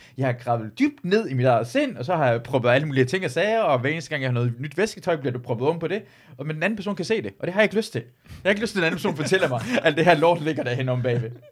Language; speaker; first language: Danish; native; Danish